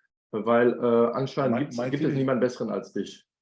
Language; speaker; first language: German; native; German